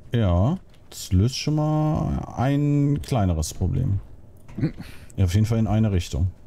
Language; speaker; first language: German; native; German